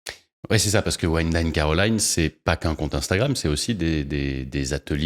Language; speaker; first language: French; native; French